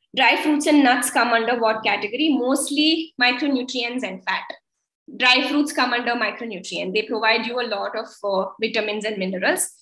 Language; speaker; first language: English; non-native, local second language; Kannada